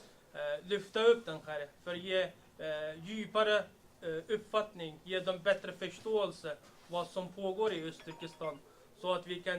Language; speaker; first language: Swedish; non-native, learner; Uyghur